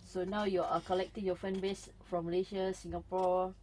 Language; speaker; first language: English; non-native, local second language; Malay